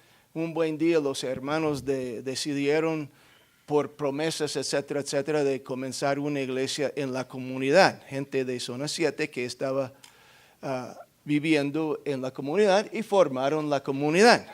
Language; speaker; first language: Spanish; non-native, fluent; English